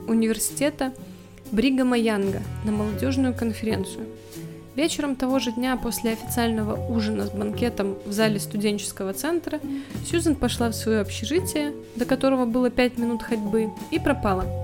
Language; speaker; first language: Russian; native; Russian